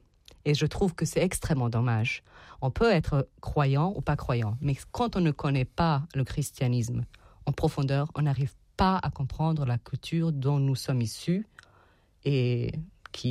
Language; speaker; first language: French; non-native, fluent; Serbian